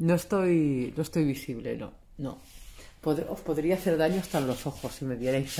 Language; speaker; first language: Spanish; native; Spanish